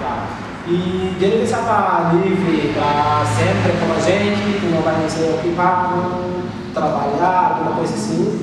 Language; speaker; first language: Portuguese; non-native, learner; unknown